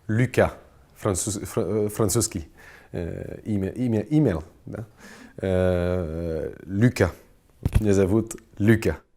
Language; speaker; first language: Russian; non-native, learner; French